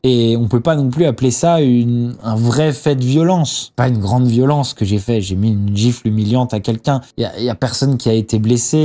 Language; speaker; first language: French; native; French